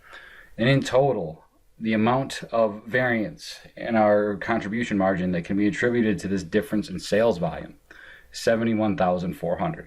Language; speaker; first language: English; native; English